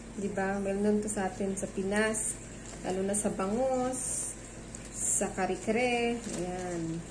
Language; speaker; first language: Filipino; non-native, local second language; Hiligaynon